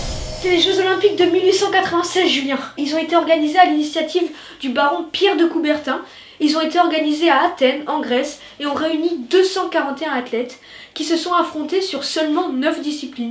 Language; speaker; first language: French; native; French